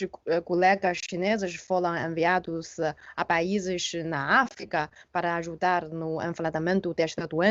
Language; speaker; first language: Portuguese; non-native, fluent; Chinese